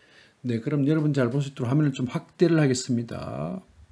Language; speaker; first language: Korean; native; Korean